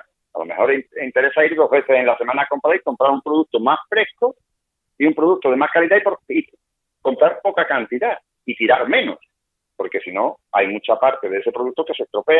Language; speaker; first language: Spanish; native; Spanish